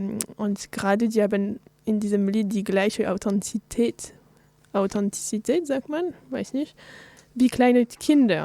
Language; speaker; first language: German; non-native, fluent; French